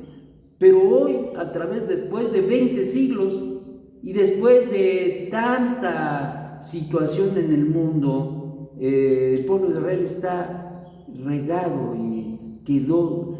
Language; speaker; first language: Spanish; native; Spanish